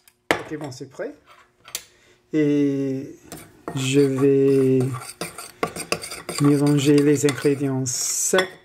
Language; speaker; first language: French; non-native, learner; English